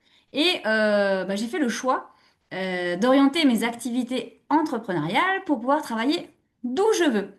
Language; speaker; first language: French; native; French